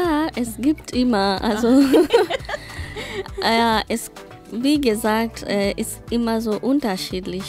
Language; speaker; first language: German; non-native, learner; Swahili